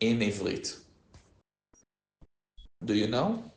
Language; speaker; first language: English; non-native, learner; Hebrew